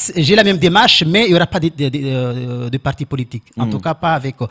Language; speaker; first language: French; non-native, local second language; Comorian